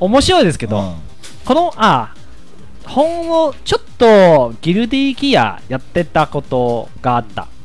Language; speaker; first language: Japanese; non-native, learner; Chinese